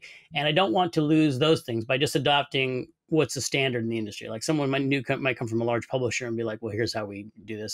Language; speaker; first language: English; native; English